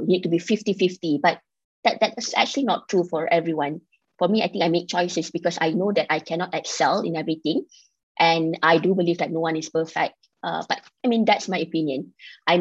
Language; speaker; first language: English; non-native, local second language; Malay